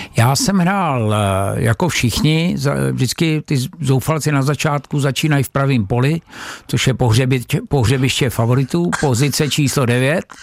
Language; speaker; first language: Czech; native; Czech